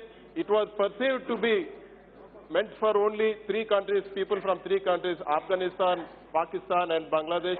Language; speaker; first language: English; non-native, local second language; Telugu